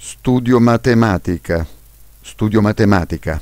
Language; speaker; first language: Italian; non-native, fluent; French